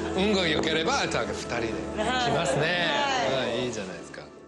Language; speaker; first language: Japanese; non-native, fluent; English